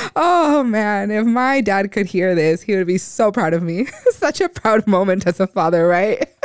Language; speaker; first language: English; native; English